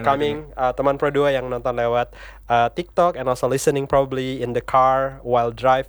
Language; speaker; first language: English; non-native, fluent; Indonesian